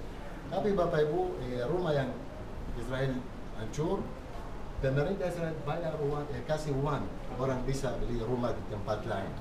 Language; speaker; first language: Indonesian; non-native, fluent; Hebrew